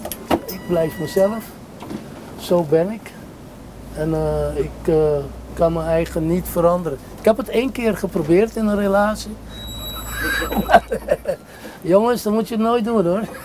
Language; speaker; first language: Dutch; non-native, fluent; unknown